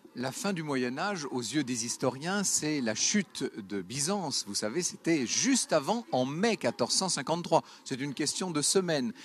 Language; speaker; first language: French; native; French